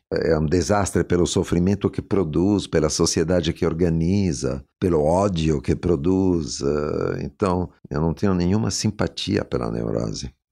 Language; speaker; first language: Portuguese; non-native, fluent; Italian